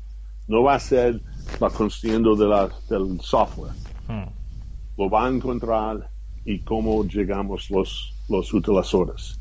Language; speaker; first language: Spanish; non-native, fluent; English